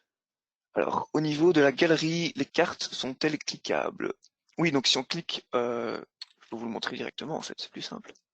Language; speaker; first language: French; native; French